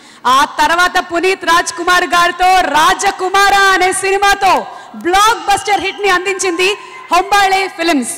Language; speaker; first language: Telugu; native; Telugu